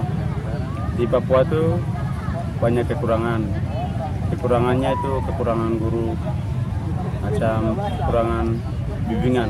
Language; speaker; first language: Indonesian; non-native, local second language; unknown